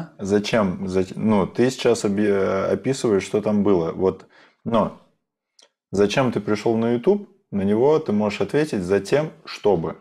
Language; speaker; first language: Russian; native; Russian